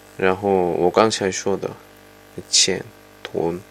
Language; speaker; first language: Chinese; non-native, fluent; Korean